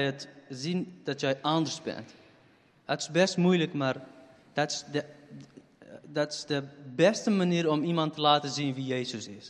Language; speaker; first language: Dutch; non-native, fluent; Kurdish